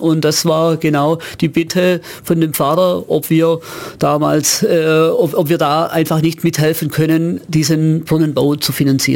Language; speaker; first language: German; native; German